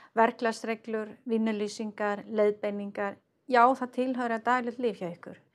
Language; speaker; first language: Icelandic; non-native, fluent; Swedish